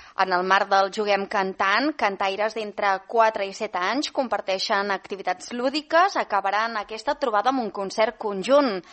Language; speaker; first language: Catalan; native; Catalan